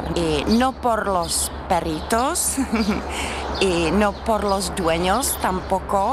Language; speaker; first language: Spanish; non-native, learner; Czech